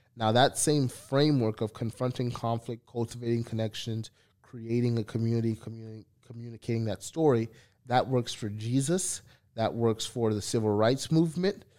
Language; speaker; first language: English; early bilingual, other home language; Haitian Creole